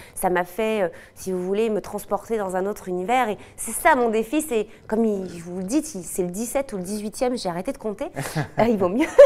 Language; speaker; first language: French; native; French